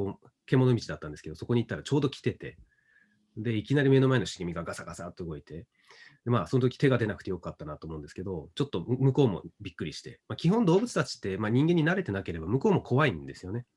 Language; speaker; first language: Japanese; native; Japanese